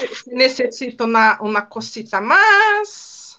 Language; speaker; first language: Spanish; non-native, fluent; Portuguese